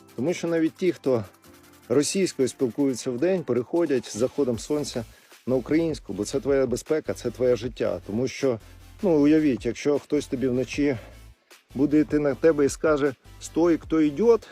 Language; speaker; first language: Ukrainian; non-native, local second language; Russian